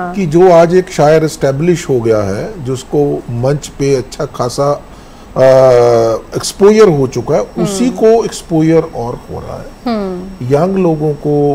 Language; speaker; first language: Hindi; native; Hindi